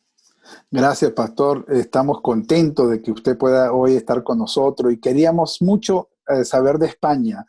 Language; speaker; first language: Spanish; native; Spanish